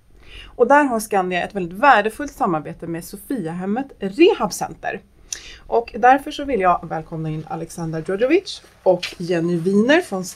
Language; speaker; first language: Swedish; native; Swedish